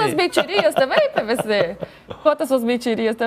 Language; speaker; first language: Portuguese; native; Portuguese